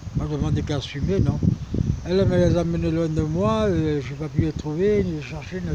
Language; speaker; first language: French; early bilingual, other home language; Spanish